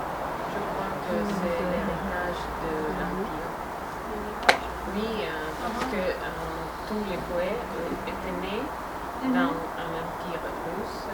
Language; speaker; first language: French; non-native, learner; Russian